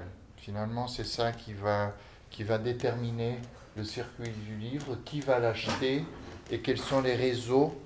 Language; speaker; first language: French; non-native, fluent; Portuguese